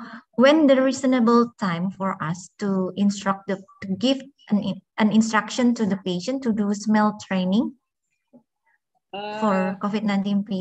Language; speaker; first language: English; non-native, fluent; Indonesian